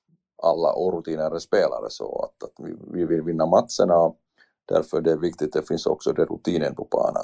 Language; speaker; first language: Swedish; non-native, learner; Finnish